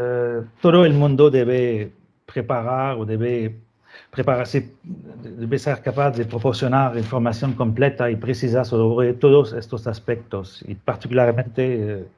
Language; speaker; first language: Spanish; non-native, fluent; French